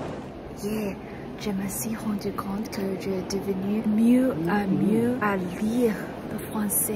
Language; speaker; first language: French; non-native, learner; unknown